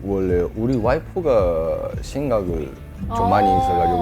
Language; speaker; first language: Korean; non-native, learner; Russian